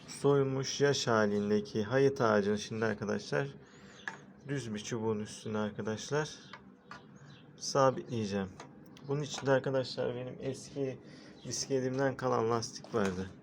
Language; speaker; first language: Turkish; native; Turkish